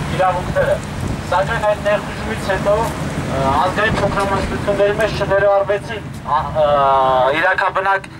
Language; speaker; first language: Armenian; non-native, local second language; Kurdish